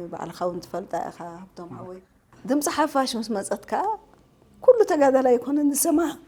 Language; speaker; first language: Tigrinya; non-native, local second language; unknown